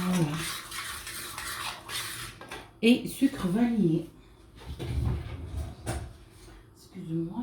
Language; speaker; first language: French; non-native, local second language; Arabic